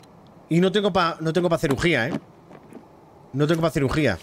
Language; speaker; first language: Spanish; native; Spanish